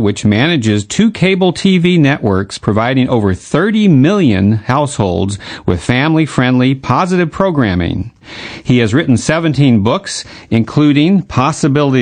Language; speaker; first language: English; native; English